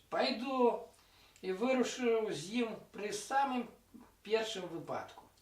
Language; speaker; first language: Belarusian; non-native, local second language; Russian